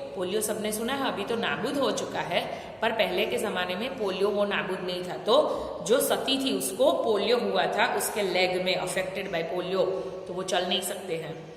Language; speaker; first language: Hindi; non-native, local second language; Gujarati